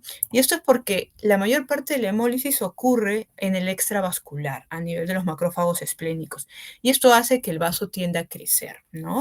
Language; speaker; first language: Spanish; native; Spanish